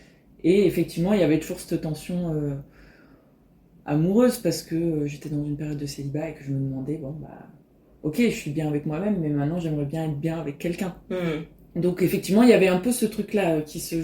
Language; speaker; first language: French; native; French